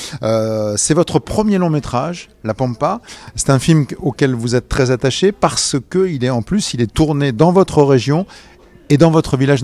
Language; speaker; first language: French; native; French